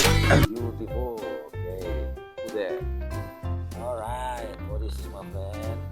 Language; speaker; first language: English; non-native, learner; Indonesian